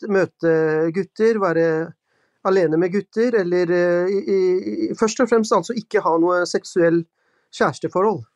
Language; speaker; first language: Norwegian; early bilingual, other home language; Urdu